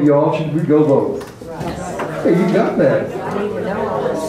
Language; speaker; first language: English; native; English